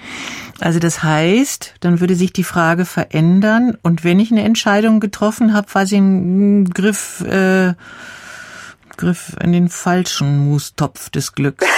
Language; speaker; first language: German; native; German